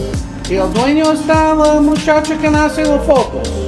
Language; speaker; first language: Spanish; non-native, learner; English